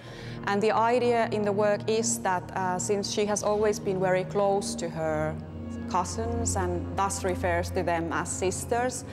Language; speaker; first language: English; non-native, fluent; Finnish